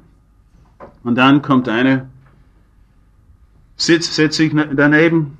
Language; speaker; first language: German; non-native, fluent; English